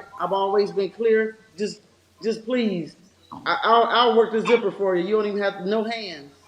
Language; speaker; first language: English; native; English